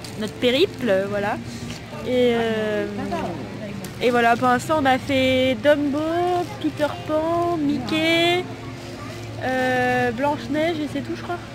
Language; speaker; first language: French; native; French